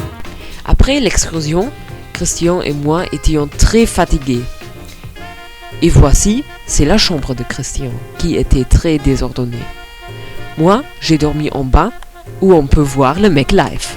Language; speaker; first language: French; non-native, learner; German